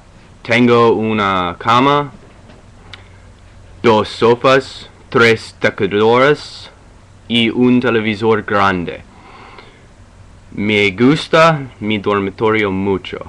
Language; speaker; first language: Spanish; non-native, learner; English